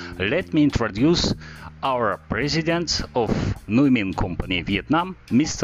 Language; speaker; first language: English; non-native, learner; Vietnamese